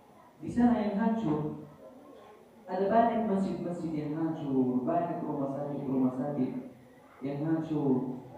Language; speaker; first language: Indonesian; non-native, fluent; Arabic